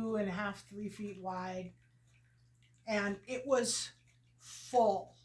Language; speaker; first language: English; native; English